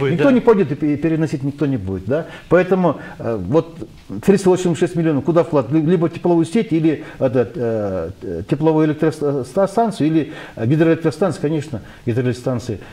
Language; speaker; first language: Russian; non-native, local second language; Kyrgyz